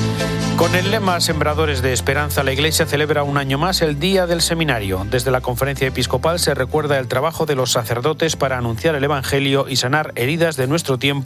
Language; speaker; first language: Spanish; native; Spanish